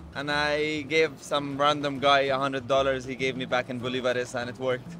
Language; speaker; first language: English; non-native, fluent; Arabic